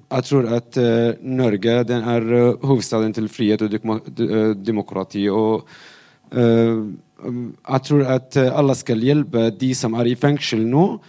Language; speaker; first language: Norwegian; non-native, fluent; Arabic